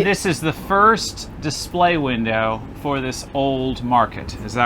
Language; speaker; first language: English; native; English